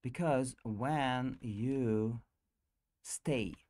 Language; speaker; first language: English; non-native, learner; Russian